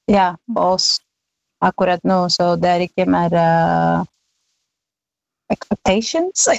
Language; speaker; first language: Norwegian; non-native, fluent; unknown